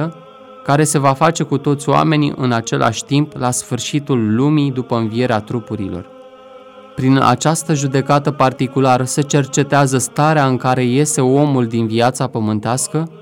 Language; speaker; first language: Romanian; native; Romanian